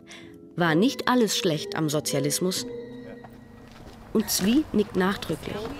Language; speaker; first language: German; native; German